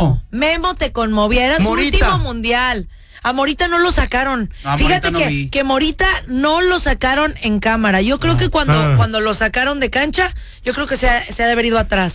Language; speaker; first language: Spanish; native; Spanish